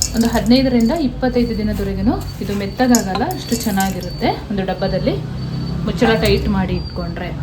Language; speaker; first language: Kannada; native; Kannada